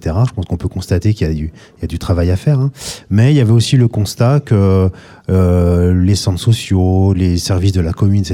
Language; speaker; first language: French; native; French